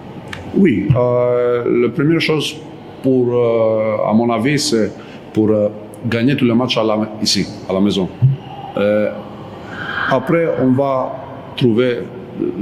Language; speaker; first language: French; non-native, learner; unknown